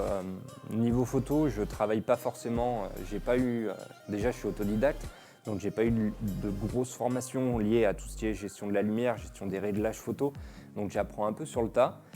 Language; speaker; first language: French; native; French